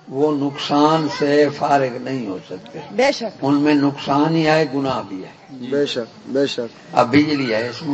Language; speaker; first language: Urdu; non-native, local second language; Punjabi